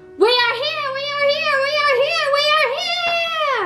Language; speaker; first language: English; native; English